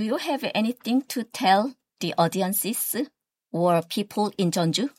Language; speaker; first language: English; non-native, fluent; Korean